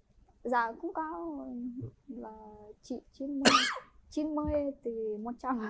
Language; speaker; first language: Vietnamese; non-native, fluent; Ukrainian